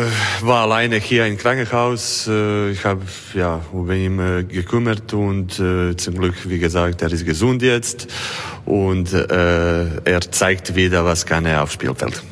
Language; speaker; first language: German; non-native, fluent; Croatian